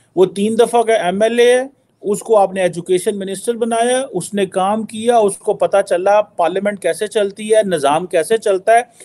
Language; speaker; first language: Urdu; native; Urdu